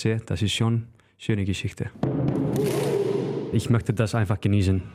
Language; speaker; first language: German; non-native, fluent; Icelandic